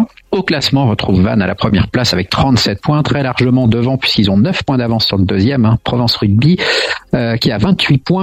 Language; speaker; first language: French; native; French